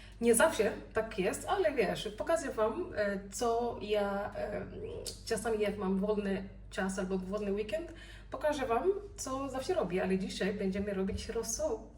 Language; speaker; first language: Polish; non-native, learner; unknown